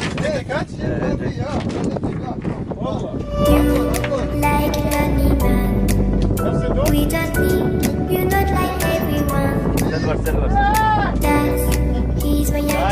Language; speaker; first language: English; non-native, learner; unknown